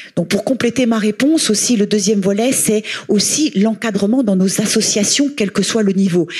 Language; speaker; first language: French; native; French